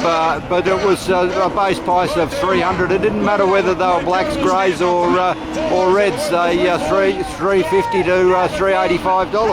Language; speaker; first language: English; native; English